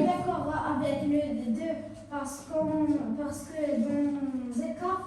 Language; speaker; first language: French; non-native, learner; Arabic